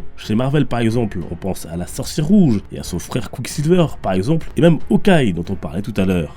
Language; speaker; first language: French; native; French